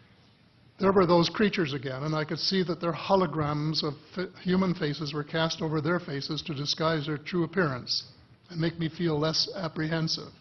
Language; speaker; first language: English; native; English